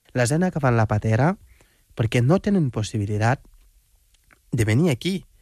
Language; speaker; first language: Catalan; non-native, fluent; Wolof